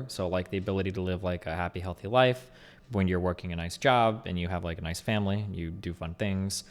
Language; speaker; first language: English; native; English